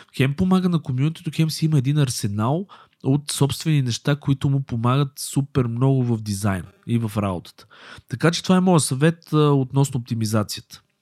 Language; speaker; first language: Bulgarian; native; Bulgarian